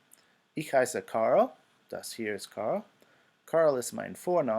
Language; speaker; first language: German; non-native, fluent; English